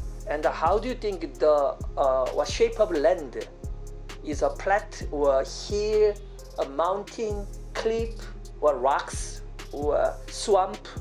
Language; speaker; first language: English; non-native, fluent; Korean